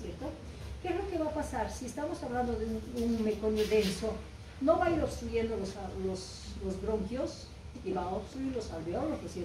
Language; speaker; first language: Spanish; native; Spanish